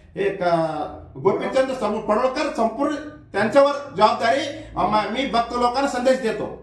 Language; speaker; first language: Marathi; non-native, local second language; Kannada